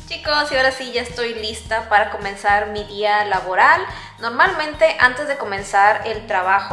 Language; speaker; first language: Spanish; native; Spanish